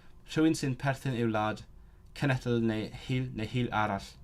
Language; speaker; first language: Welsh; non-native, learner; Cantonese